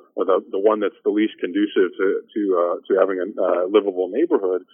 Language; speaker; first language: English; native; English